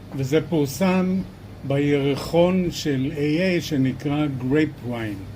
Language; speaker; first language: Hebrew; early bilingual, other home language; Polish